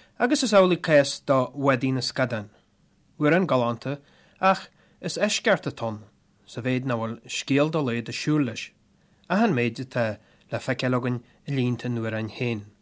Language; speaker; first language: Irish; native; Irish